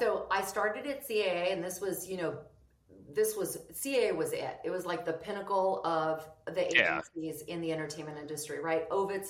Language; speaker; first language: English; early bilingual, other home language; Greek